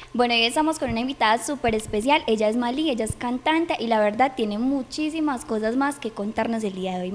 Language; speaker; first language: Spanish; native; Spanish